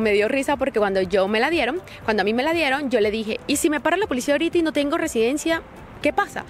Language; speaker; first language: Spanish; native; Spanish